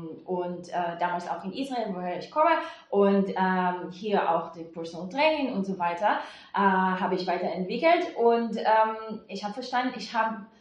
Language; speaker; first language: German; non-native, fluent; Hebrew